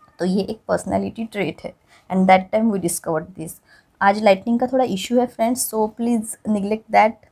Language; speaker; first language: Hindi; non-native, local second language; Marathi